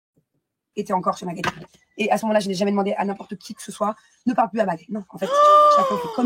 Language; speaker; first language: French; native; French